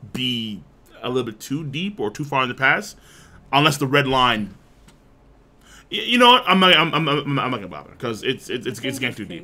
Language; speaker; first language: English; native; English